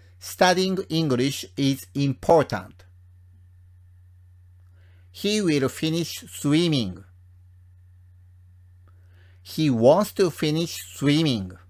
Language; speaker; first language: English; non-native, fluent; Japanese